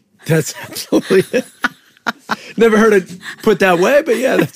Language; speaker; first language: English; native; English